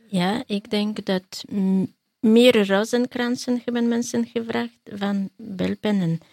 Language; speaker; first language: Dutch; non-native, learner; Polish